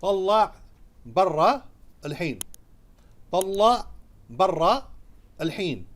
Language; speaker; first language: Arabic; non-native, fluent; Urdu